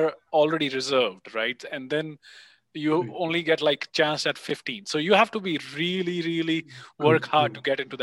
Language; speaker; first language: English; non-native, local second language; Punjabi